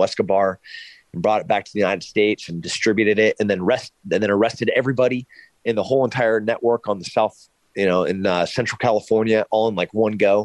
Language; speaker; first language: English; native; English